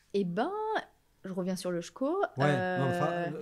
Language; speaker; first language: French; native; French